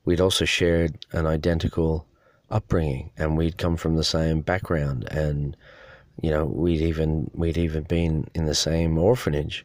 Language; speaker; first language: English; native; English